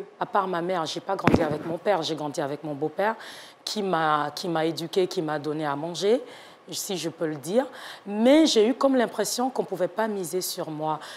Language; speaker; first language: French; non-native, local second language; Yoruba